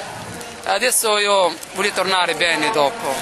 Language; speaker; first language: Italian; non-native, learner; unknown